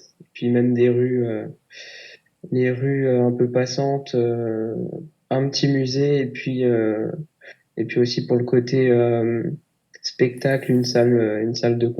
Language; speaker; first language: French; native; French